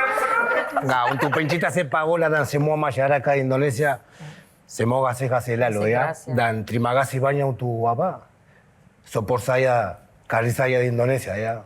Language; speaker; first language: Indonesian; non-native, fluent; Spanish